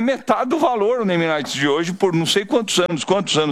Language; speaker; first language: Portuguese; native; Portuguese